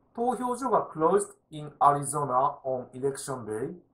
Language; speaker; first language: English; non-native, learner; Japanese